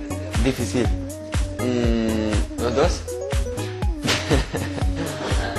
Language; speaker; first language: Spanish; non-native, learner; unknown